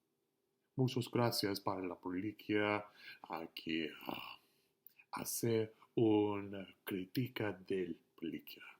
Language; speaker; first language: Spanish; non-native, learner; English